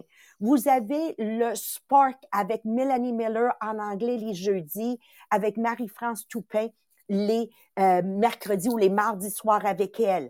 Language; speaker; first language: French; native; French